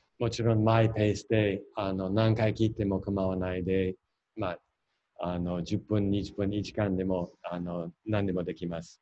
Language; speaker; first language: Japanese; non-native, fluent; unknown